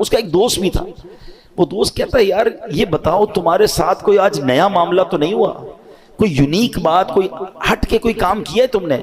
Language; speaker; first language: Urdu; native; Urdu